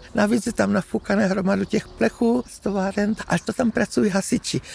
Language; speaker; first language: Czech; native; Czech